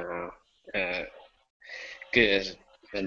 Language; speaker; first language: English; non-native, learner; Thai